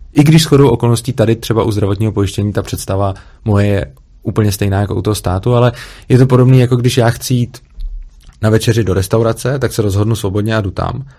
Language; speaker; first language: Czech; native; Czech